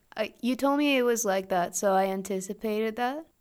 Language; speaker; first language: English; non-native, fluent; Spanish